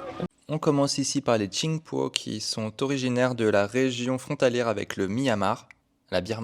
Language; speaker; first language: French; native; French